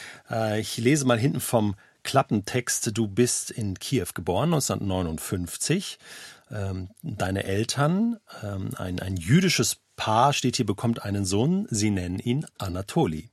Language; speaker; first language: German; native; German